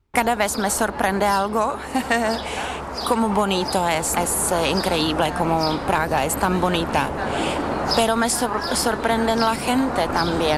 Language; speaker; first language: Spanish; non-native, learner; Czech